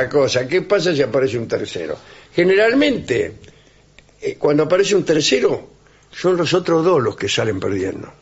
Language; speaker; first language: Spanish; native; Spanish